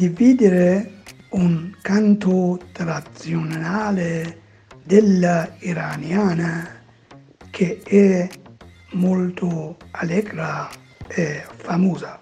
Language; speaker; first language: Italian; non-native, learner; Persian